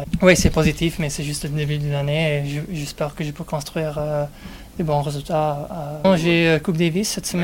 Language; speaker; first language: French; non-native, learner; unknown